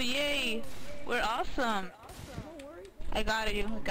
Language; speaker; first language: English; non-native, learner; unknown